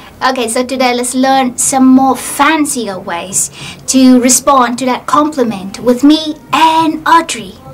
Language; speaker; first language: English; non-native, fluent; Vietnamese